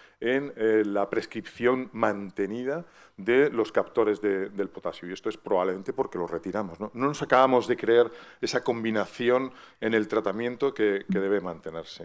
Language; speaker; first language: Spanish; native; Spanish